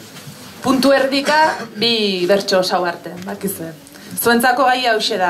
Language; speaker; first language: Basque; native; Basque